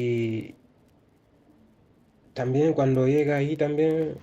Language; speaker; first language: Spanish; non-native, learner; Soninke